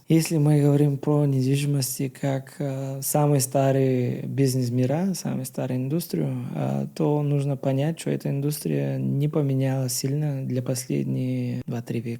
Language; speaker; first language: Russian; non-native, learner; Bulgarian